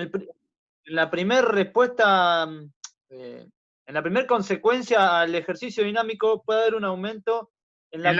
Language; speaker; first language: Spanish; native; Spanish